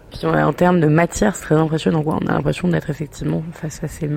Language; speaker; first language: French; native; French